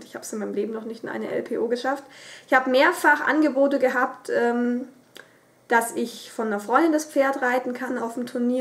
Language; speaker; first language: German; native; German